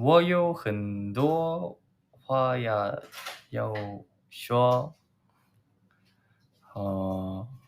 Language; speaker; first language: Chinese; non-native, learner; Korean